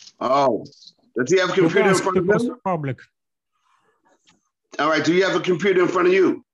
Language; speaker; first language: English; native; English